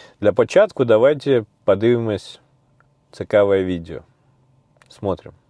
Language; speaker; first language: Ukrainian; non-native, learner; Russian